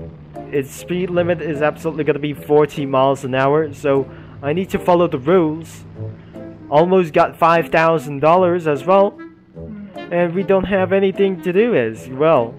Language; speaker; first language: English; non-native, learner; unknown